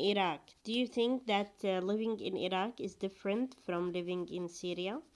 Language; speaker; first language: English; non-native, fluent; Arabic